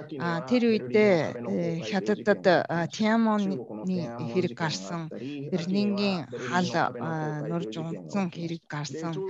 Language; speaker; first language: Mongolian; non-native, fluent; Japanese